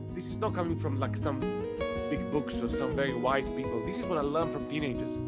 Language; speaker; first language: English; non-native, fluent; Serbian